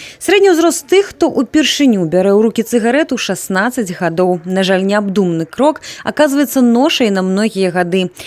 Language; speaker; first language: Belarusian; native; Belarusian